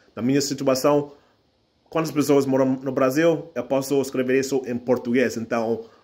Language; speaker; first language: Portuguese; non-native, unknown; English